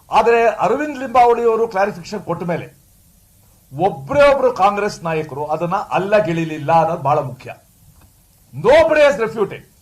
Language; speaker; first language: Kannada; native; Kannada